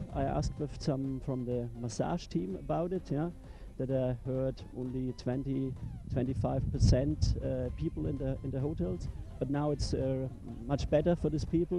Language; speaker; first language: English; non-native, learner; German